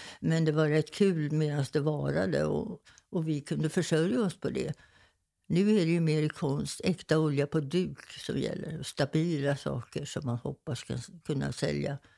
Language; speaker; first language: Swedish; native; Swedish